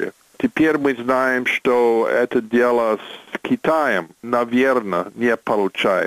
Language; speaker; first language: Russian; non-native, fluent; English